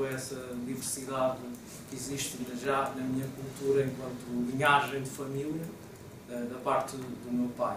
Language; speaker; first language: Portuguese; native; Portuguese